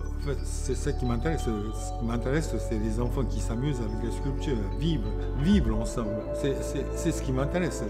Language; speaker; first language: French; non-native, fluent; Japanese